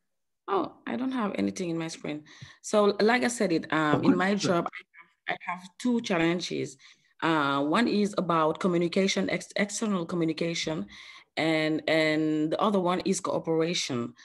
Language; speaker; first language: English; non-native, learner; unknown